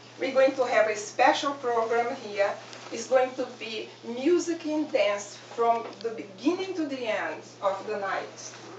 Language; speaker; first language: English; non-native, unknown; Portuguese